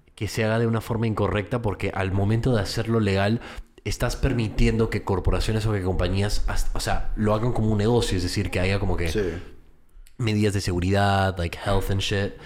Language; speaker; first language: Spanish; early bilingual, heritage; Spanish